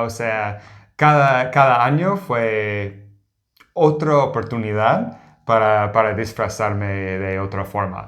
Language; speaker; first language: Spanish; non-native, fluent; English